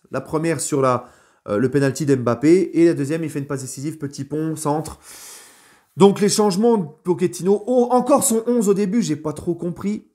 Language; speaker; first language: French; native; French